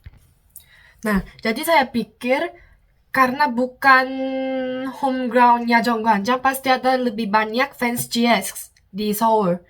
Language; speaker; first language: Indonesian; non-native, fluent; Korean